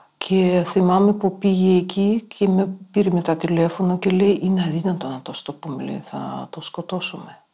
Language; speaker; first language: Greek; non-native, fluent; Russian